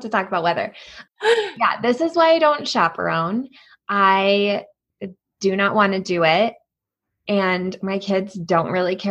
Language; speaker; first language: English; native; English